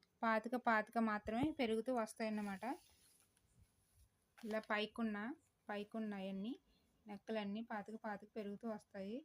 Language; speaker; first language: Telugu; native; Telugu